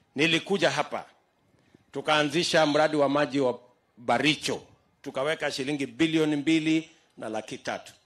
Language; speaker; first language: Swahili; non-native, local second language; Kalenjin